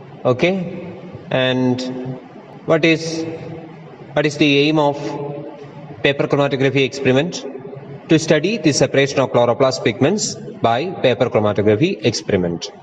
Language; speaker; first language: English; non-native, local second language; Malayalam